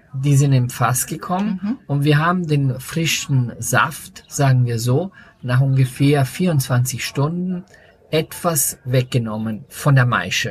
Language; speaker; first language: German; early bilingual, other home language; Italian